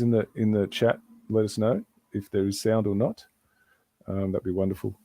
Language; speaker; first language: English; native; English